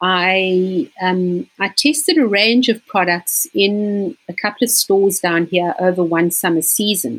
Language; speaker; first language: English; native; English